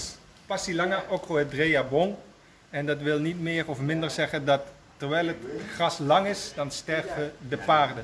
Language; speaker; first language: Dutch; native; Dutch